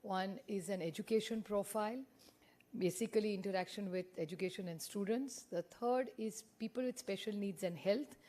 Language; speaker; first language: English; non-native, local second language; Marathi